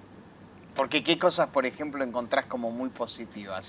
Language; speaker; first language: Spanish; native; Spanish